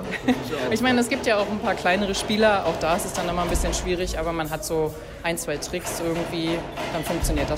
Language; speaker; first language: German; native; German